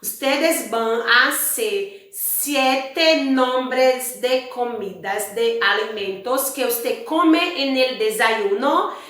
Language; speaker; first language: Spanish; non-native, learner; Portuguese